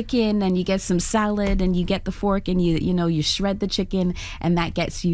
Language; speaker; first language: English; native; English